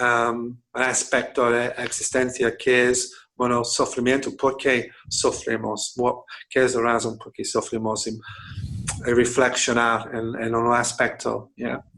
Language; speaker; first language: Spanish; non-native, fluent; English